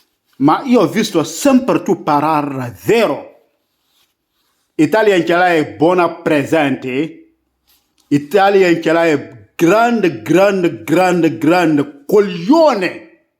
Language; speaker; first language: Italian; non-native, learner; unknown